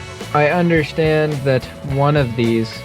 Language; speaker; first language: English; native; English